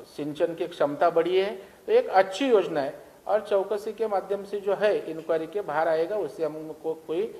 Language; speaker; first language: Hindi; non-native, local second language; Marathi